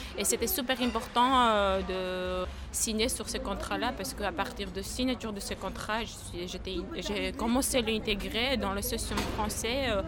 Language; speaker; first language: French; non-native, learner; Georgian